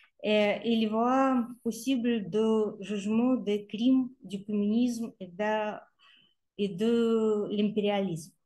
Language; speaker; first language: French; non-native, learner; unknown